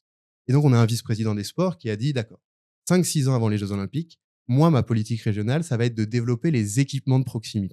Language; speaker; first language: French; native; French